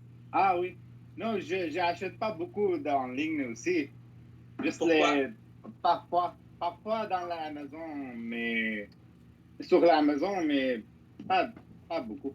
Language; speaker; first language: French; non-native, learner; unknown